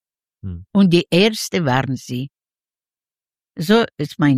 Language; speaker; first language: German; non-native, learner; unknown